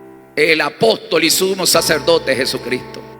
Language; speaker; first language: Spanish; native; Spanish